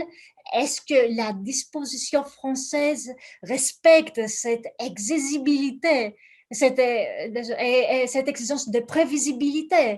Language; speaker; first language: French; non-native, fluent; Greek